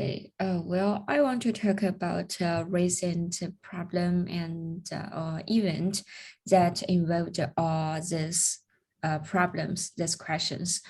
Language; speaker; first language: English; non-native, learner; Chinese